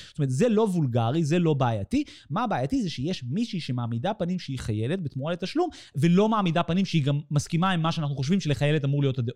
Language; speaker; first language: Hebrew; native; Hebrew